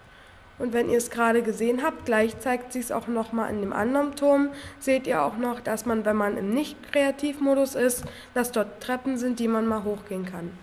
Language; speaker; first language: German; native; German